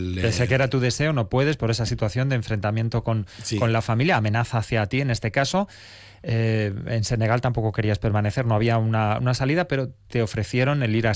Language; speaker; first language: Spanish; native; Spanish